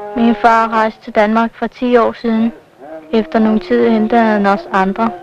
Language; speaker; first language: Danish; early bilingual, other home language; Macedonian